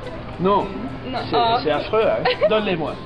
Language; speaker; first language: French; non-native, learner; English